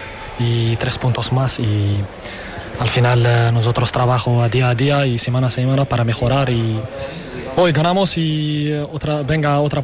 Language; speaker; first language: Spanish; non-native, learner; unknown